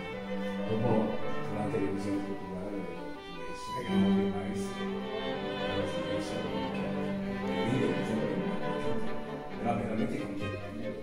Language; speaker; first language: Italian; non-native, learner; Chinese